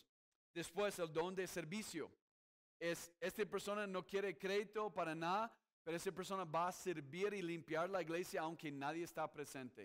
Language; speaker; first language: Spanish; non-native, fluent; English